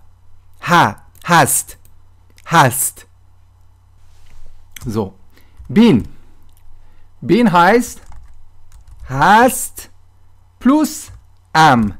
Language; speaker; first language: German; non-native, fluent; Persian